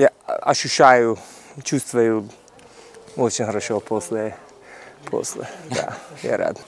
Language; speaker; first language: Russian; non-native, learner; English